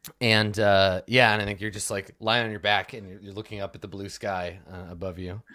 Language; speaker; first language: English; native; English